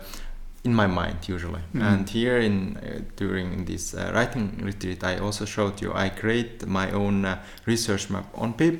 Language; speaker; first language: English; non-native, fluent; Turkmen